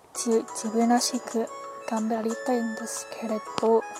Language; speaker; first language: Japanese; early bilingual, other home language; Chinese